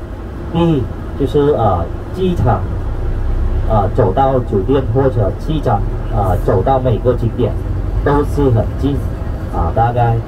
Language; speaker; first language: Chinese; non-native, fluent; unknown